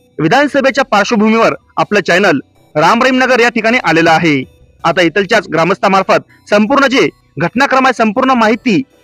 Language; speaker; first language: Marathi; native; Marathi